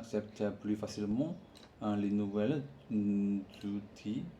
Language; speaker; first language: French; non-native, learner; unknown